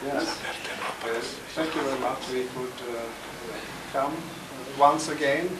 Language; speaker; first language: English; non-native, fluent; Swedish